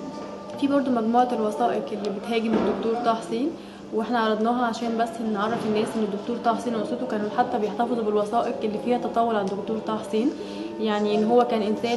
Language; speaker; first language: Arabic; native; Arabic